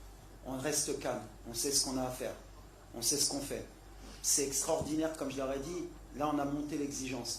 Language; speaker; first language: French; native; French